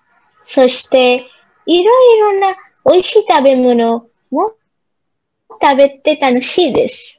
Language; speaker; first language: Japanese; non-native, learner; Bangla